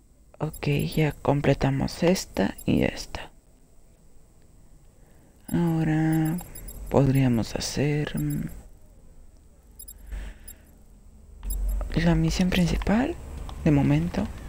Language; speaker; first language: Spanish; native; Spanish